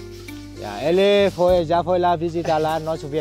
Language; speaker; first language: Portuguese; non-native, learner; Vietnamese